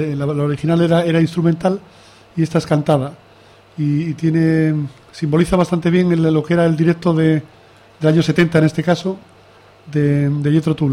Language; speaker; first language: Spanish; native; Spanish